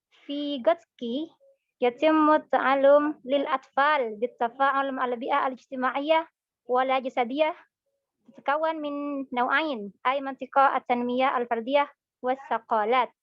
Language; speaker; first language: Arabic; non-native, learner; Indonesian